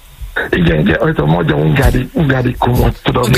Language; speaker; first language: Hungarian; non-native, fluent; Yoruba